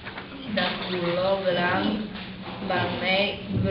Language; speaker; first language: Catalan; non-native, learner; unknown